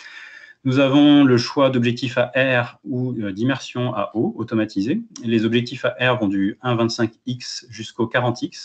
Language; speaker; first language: French; native; French